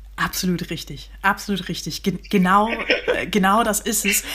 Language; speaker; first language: German; native; German